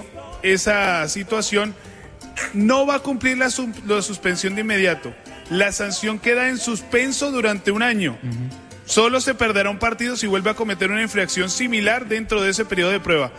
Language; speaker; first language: Spanish; native; Spanish